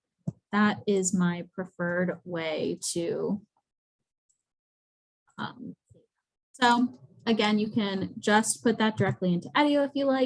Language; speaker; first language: English; native; English